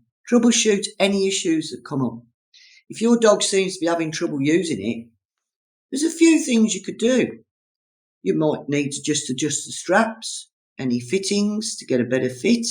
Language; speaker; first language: English; native; English